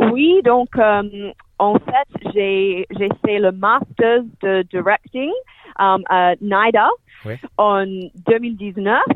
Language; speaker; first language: French; non-native, fluent; English